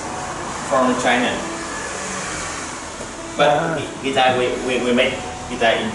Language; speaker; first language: English; non-native, learner; Vietnamese